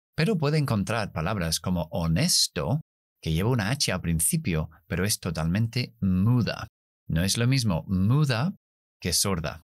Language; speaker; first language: Spanish; non-native, fluent; English